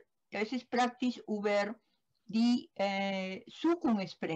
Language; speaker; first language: German; non-native, learner; Spanish